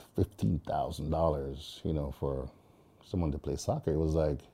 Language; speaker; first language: English; early bilingual, other home language; Jamaican Creole English